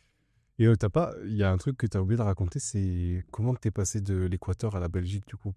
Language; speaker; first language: French; native; French